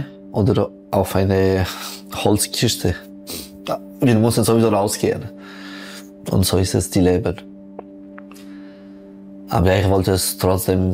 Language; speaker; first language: German; non-native, local second language; French